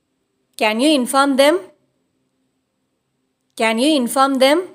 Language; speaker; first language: English; non-native, local second language; Tamil